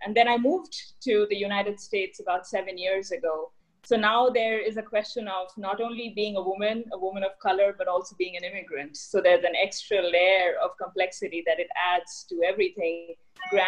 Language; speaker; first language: English; non-native, local second language; Bangla